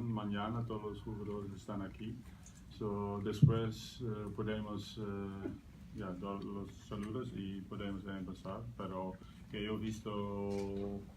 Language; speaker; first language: Spanish; non-native, learner; Dutch